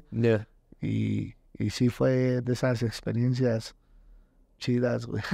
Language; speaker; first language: Spanish; native; Spanish